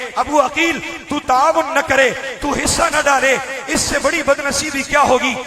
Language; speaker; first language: Urdu; non-native, local second language; Pashto